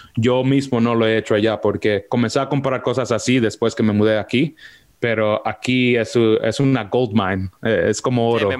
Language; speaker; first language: Spanish; early bilingual, heritage; Spanish